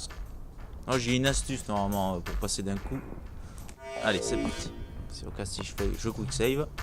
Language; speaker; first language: French; native; French